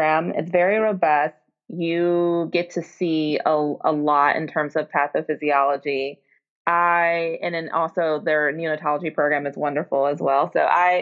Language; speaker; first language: English; native; English